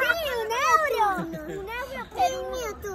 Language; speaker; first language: Italian; non-native, learner; Filipino